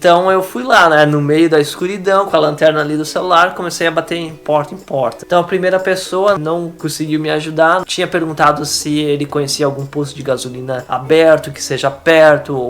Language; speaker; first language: Portuguese; native; Portuguese